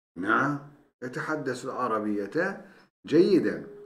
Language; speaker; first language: Arabic; non-native, fluent; Turkish